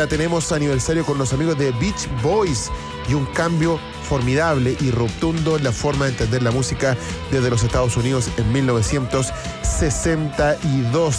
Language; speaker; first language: Spanish; native; Spanish